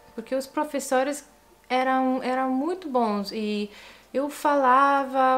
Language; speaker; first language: Portuguese; non-native, fluent; Italian